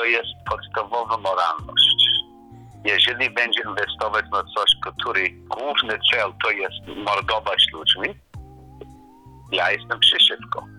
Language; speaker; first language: Polish; non-native, learner; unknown